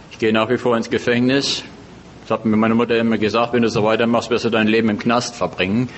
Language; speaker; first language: German; native; German